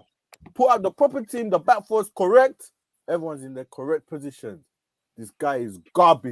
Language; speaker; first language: English; native; English